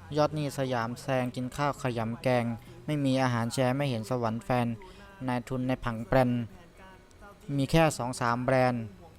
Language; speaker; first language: Thai; native; Thai